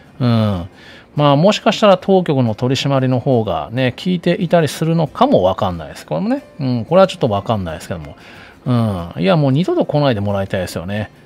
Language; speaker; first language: Japanese; native; Japanese